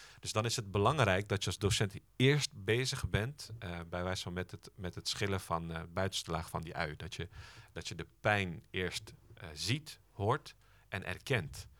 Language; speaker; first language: Dutch; early bilingual, other home language; Turkish